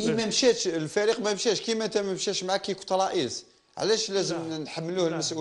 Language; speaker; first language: Arabic; native; Arabic